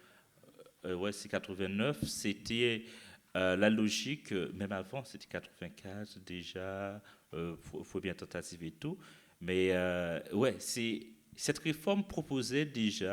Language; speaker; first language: French; non-native, local second language; Haitian Creole